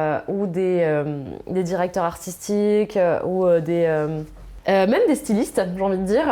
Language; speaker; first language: French; native; French